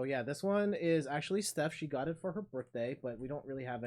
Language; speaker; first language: English; native; English